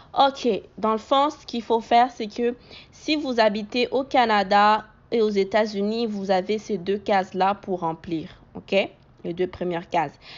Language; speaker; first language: French; native; French